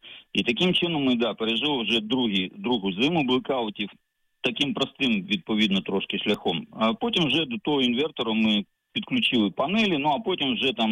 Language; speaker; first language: Ukrainian; native; Ukrainian